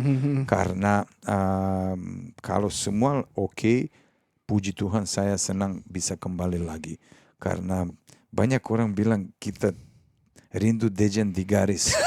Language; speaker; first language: Indonesian; non-native, fluent; Serbian